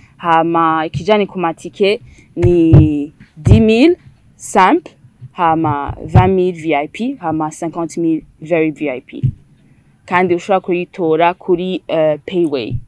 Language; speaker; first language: Rundi; early bilingual, heritage; Rundi